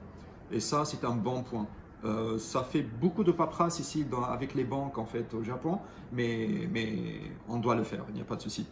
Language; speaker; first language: French; non-native, local second language; Arabic